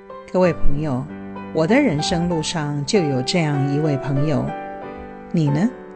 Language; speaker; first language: Chinese; native; Chinese